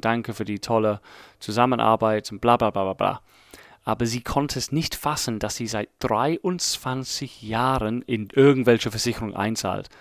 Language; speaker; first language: German; non-native, fluent; English